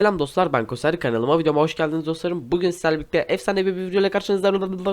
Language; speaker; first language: Turkish; native; Turkish